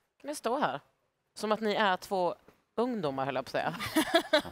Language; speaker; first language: Swedish; native; Swedish